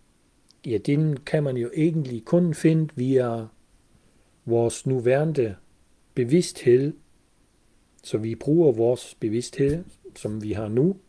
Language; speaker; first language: Danish; non-native, fluent; German